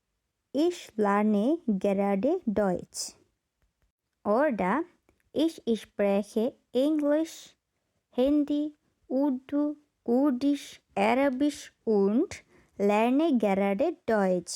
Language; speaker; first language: German; non-native, learner; Bangla